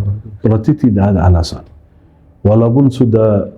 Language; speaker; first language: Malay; non-native, fluent; Arabic